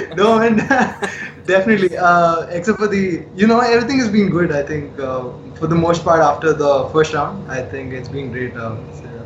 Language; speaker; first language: English; non-native, local second language; Telugu